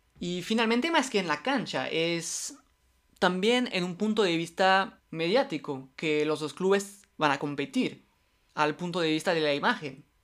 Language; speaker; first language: Spanish; non-native, fluent; French